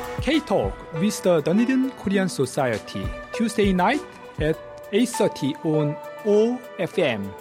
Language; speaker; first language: English; non-native, fluent; Korean